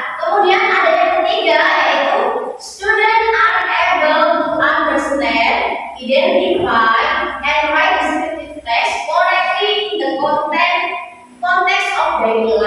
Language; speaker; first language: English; non-native, learner; Indonesian